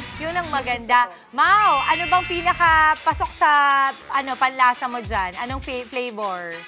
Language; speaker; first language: Filipino; non-native, local second language; Pampanga